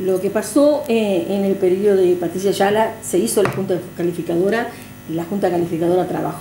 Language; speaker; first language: Spanish; native; Spanish